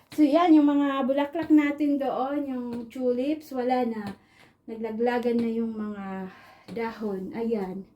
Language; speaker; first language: Filipino; non-native, local second language; Waray